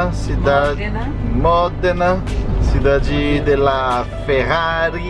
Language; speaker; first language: Portuguese; non-native, fluent; French